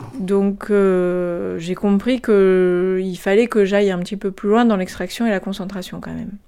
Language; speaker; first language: French; native; French